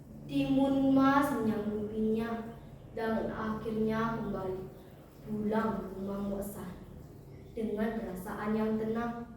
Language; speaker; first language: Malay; non-native, local second language; Balinese